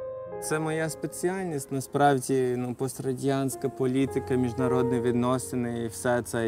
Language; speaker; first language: Ukrainian; non-native, fluent; English